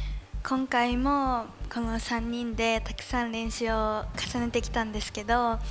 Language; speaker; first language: Japanese; native; Japanese